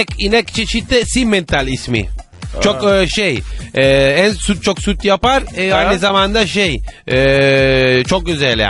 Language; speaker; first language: Turkish; non-native, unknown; Italian